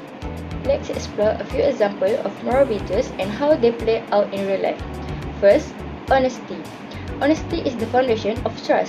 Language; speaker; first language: English; non-native, local second language; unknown